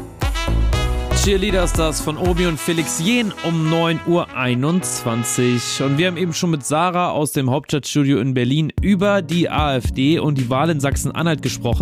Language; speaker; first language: German; native; German